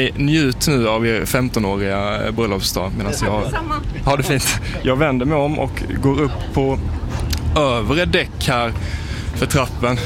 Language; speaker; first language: Swedish; native; Swedish